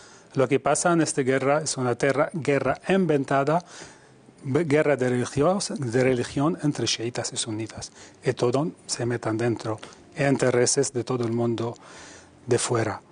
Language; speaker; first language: Spanish; non-native, fluent; Arabic